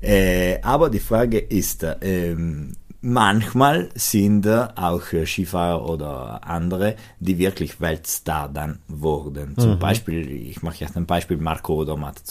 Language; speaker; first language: German; non-native, local second language; Italian